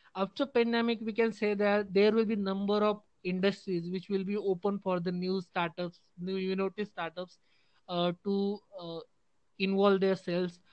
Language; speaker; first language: English; non-native, local second language; Hindi